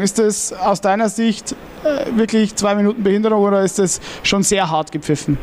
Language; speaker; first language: German; native; German